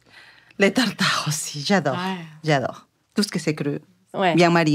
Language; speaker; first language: French; non-native, fluent; Spanish